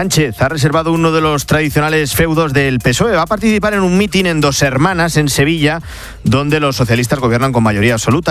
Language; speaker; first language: Spanish; native; Spanish